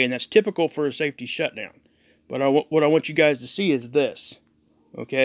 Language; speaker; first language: English; native; English